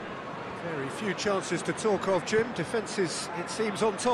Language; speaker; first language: English; native; English